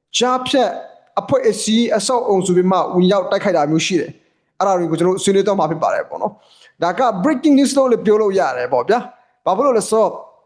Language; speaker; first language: Burmese; native; Burmese